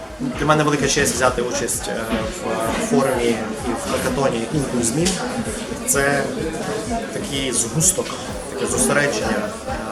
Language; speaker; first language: Ukrainian; native; Ukrainian